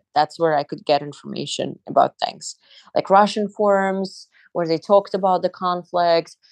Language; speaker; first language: English; non-native, fluent; Azerbaijani